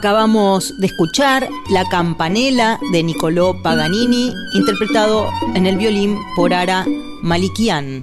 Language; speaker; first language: Spanish; native; Spanish